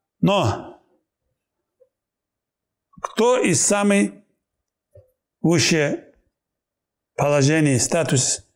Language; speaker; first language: Russian; non-native, local second language; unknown